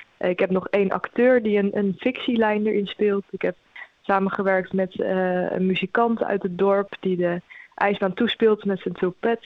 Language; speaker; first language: Dutch; native; Dutch